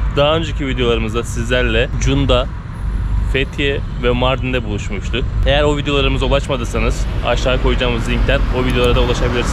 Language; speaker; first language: Turkish; native; Turkish